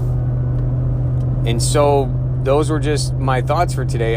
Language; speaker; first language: English; native; English